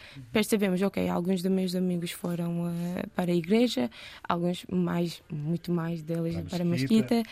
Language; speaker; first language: Portuguese; non-native, learner; Turkish